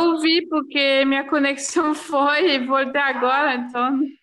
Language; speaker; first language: Portuguese; non-native, fluent; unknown